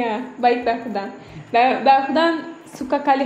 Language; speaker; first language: Indonesian; non-native, learner; Turkish